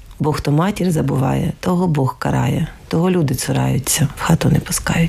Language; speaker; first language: Ukrainian; native; Ukrainian